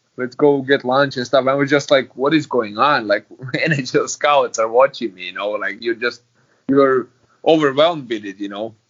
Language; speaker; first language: English; non-native, fluent; Croatian